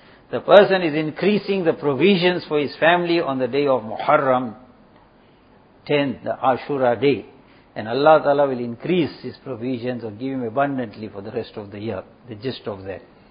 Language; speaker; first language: English; native; English